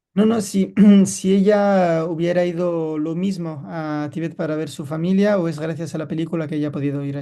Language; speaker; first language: Spanish; non-native, fluent; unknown